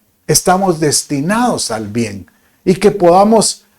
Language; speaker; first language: Spanish; native; Spanish